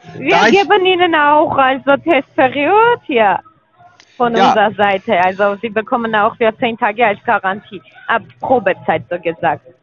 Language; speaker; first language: German; non-native, learner; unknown